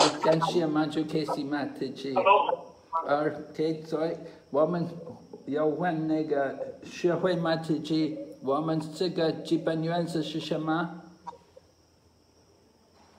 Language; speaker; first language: Chinese; non-native, fluent; English